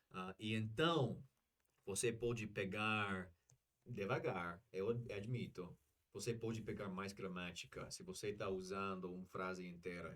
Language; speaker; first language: Portuguese; non-native, learner; English